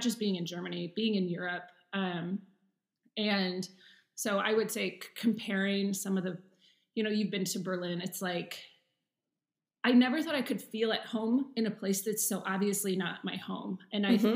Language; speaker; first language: English; native; English